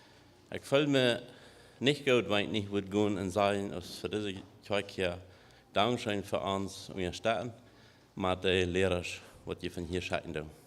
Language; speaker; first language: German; non-native, learner; Low German